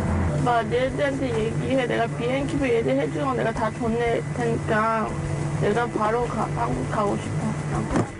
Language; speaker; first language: Korean; early bilingual, heritage; English